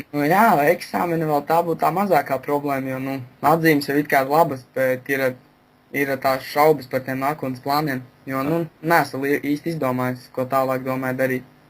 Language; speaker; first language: Latvian; native; Latvian